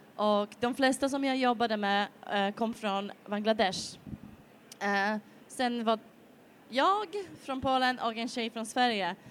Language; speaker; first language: Swedish; non-native, fluent; Polish